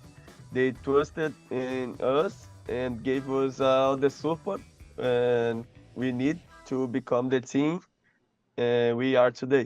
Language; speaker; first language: English; non-native, learner; Portuguese